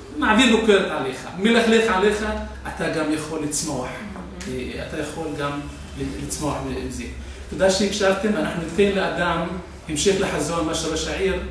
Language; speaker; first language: Hebrew; non-native, local second language; Arabic